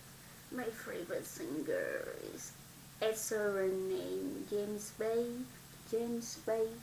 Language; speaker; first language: English; non-native, learner; Vietnamese